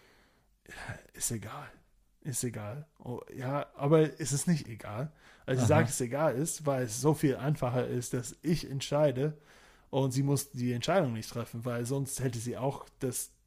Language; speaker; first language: German; non-native, fluent; English